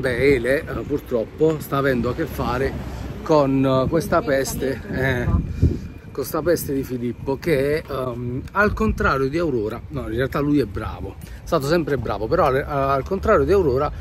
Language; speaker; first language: Italian; native; Italian